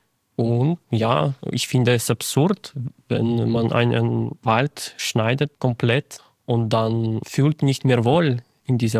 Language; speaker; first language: German; non-native, fluent; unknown